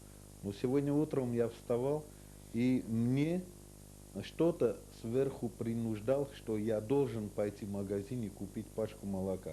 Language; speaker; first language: Russian; non-native, local second language; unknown